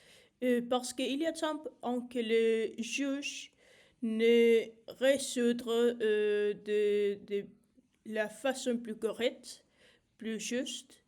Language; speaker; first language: French; non-native, learner; Spanish